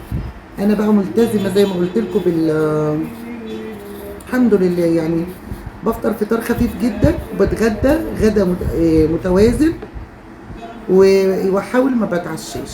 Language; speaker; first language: Arabic; native; Arabic